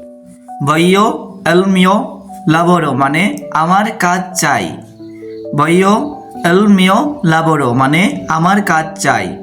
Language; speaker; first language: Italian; non-native, fluent; Bangla